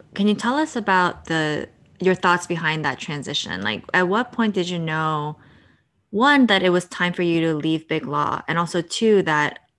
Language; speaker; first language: English; native; English